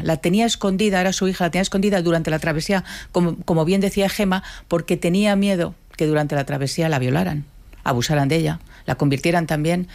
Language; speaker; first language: Spanish; native; Spanish